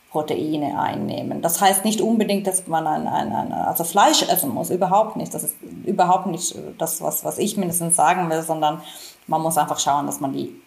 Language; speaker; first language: German; non-native, fluent; Finnish